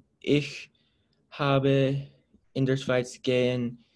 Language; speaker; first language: German; non-native, learner; English